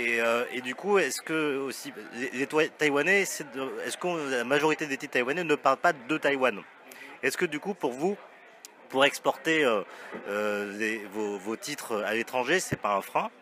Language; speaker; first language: French; native; French